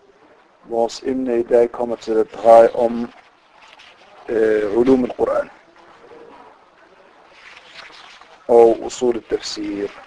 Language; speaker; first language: Danish; non-native, fluent; Arabic